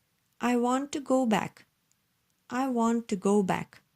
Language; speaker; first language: English; non-native, learner; Turkish